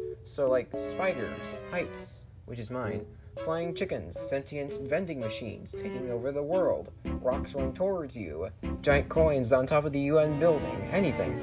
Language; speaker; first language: English; native; English